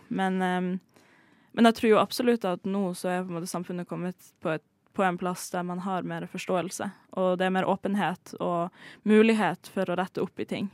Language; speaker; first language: Norwegian; native; Norwegian